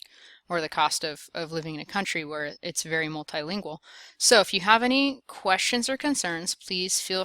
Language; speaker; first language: English; native; English